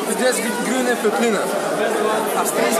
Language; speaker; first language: Russian; non-native, learner; Bulgarian